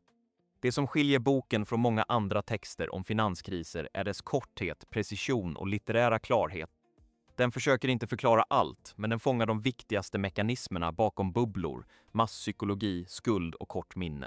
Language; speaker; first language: Swedish; native; Swedish